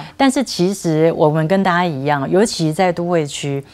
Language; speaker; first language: Chinese; native; Chinese